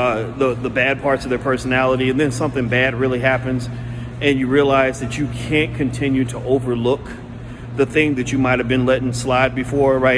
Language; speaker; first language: English; native; English